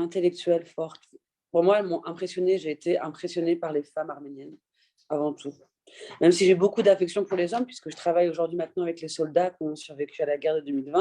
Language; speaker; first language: French; early bilingual, other home language; Persian